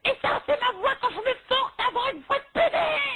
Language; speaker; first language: French; native; French